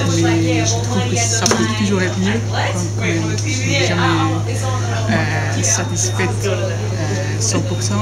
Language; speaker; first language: French; non-native, local second language; Dutch